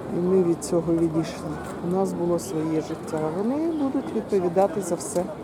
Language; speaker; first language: Ukrainian; non-native, local second language; Russian